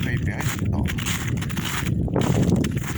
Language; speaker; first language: English; non-native, learner; Ukrainian